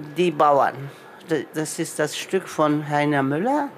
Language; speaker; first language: German; non-native, fluent; Turkish